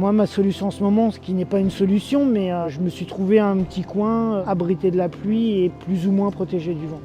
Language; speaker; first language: French; native; French